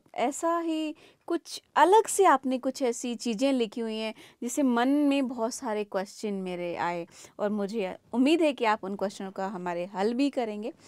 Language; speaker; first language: Hindi; native; Hindi